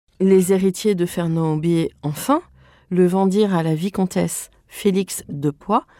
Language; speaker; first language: French; native; French